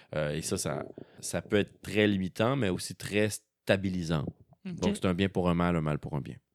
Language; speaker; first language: French; native; French